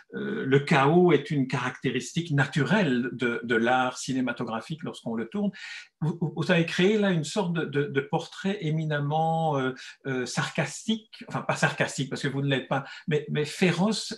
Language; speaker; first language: French; native; French